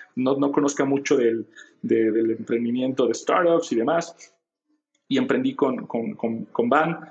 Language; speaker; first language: Spanish; native; Spanish